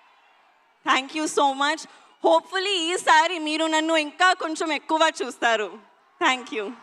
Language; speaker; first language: Telugu; non-native, learner; Hindi